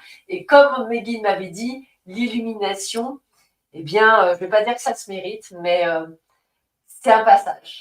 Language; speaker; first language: French; native; French